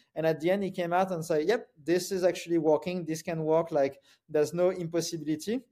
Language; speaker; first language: English; non-native, fluent; French